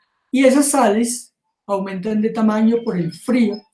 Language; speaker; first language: Spanish; native; Spanish